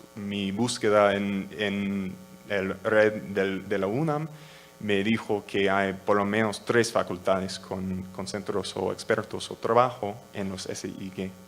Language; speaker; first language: Spanish; non-native, learner; English